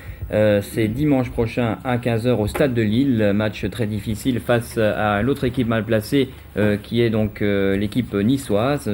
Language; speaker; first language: French; native; French